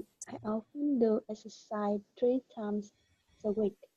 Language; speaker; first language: English; non-native, learner; Vietnamese